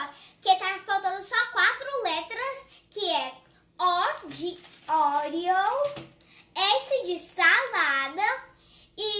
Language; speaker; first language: Portuguese; early bilingual, heritage; Portuguese